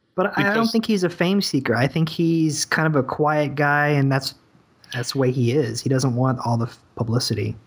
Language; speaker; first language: English; native; English